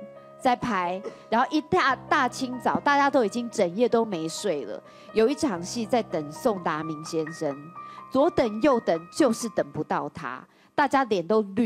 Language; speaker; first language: Chinese; native; Chinese